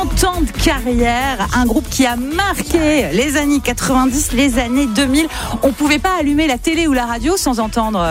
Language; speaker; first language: French; native; French